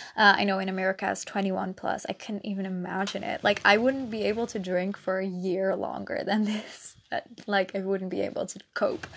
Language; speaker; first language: English; non-native, fluent; Dutch